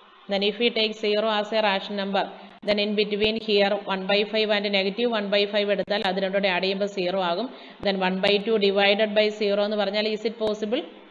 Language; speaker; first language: English; non-native, local second language; Malayalam